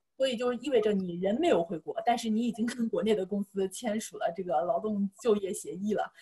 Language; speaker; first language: Chinese; native; Chinese